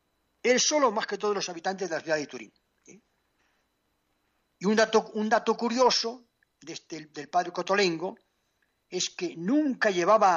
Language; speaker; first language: Spanish; native; Spanish